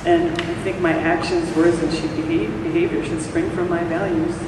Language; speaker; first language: English; native; English